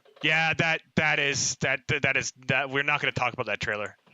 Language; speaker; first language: English; native; English